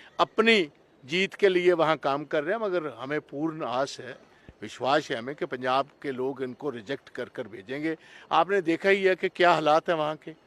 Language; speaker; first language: Hindi; non-native, local second language; Punjabi